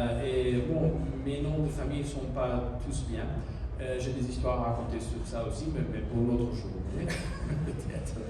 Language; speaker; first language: French; non-native, learner; Spanish